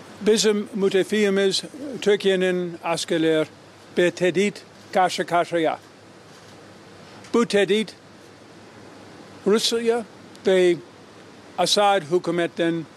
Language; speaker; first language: Turkish; non-native, learner; English